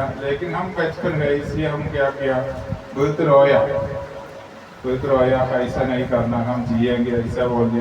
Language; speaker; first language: Hindi; non-native, local second language; Malayalam